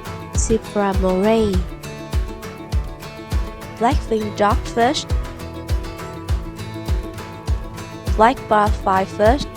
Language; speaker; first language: English; non-native, learner; Vietnamese